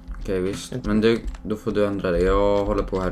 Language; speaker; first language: Swedish; native; Swedish